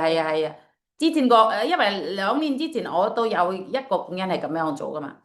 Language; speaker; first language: Cantonese; non-native, fluent; Indonesian